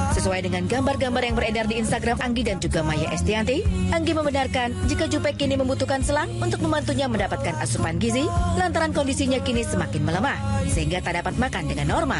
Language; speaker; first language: Indonesian; native; Indonesian